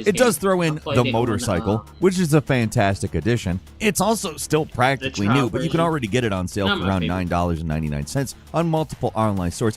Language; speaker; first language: English; native; English